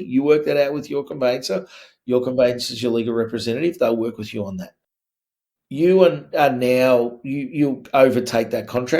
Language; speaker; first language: English; native; English